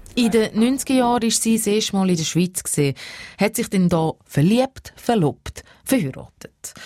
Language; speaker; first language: German; native; German